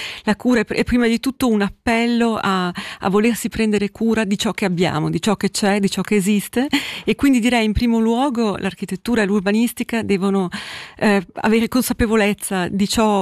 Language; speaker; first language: Italian; native; Italian